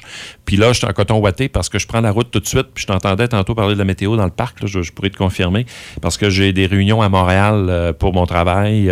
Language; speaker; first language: French; native; French